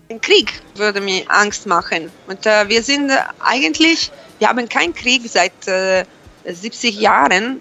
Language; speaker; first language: German; non-native, fluent; Italian